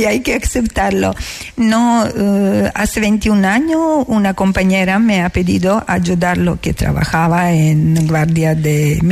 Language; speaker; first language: Spanish; non-native, fluent; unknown